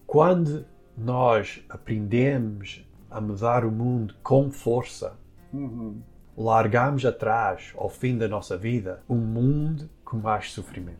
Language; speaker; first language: Portuguese; early bilingual, heritage; Portuguese